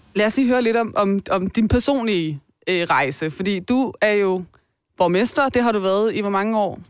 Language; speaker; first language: Danish; early bilingual, other home language; Persian